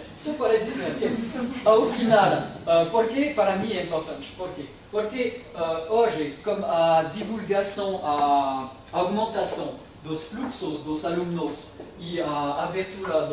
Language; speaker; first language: Portuguese; non-native, fluent; French